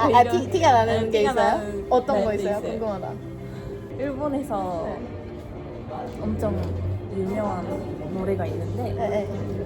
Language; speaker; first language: Korean; early bilingual, heritage; Korean